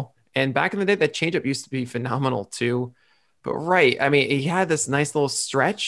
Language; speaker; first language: English; native; English